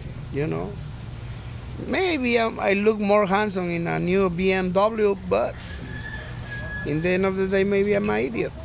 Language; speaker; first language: English; non-native, learner; Spanish